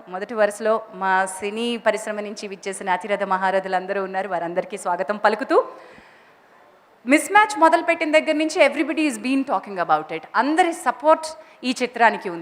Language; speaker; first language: Telugu; native; Telugu